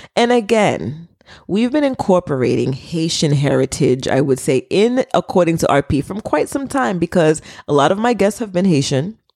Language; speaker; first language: English; early bilingual, other home language; Haitian Creole